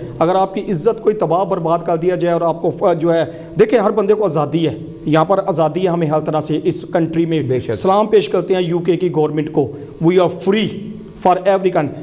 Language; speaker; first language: Urdu; non-native, local second language; Punjabi